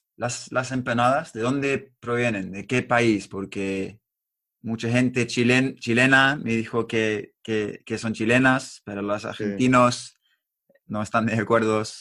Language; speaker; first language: Spanish; non-native, learner; English